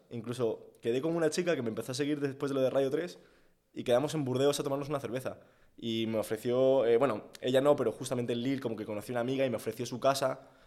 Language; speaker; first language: Spanish; native; Spanish